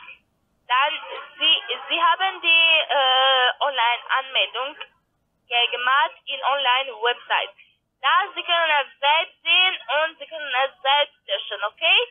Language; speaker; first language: German; non-native, learner; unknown